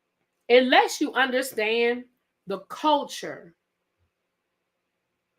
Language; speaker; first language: English; native; English